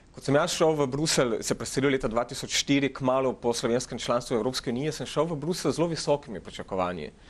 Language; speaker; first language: Slovenian; early bilingual, other home language; Macedonian